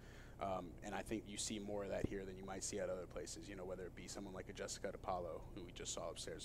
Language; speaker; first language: English; native; English